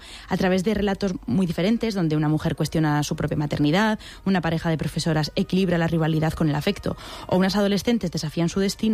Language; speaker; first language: Spanish; native; Spanish